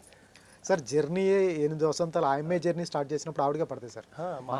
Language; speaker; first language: Telugu; native; Telugu